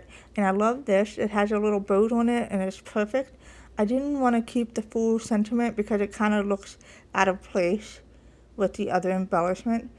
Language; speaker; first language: English; native; English